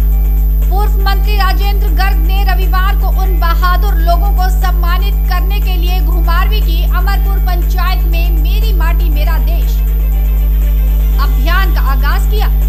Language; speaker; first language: Hindi; native; Hindi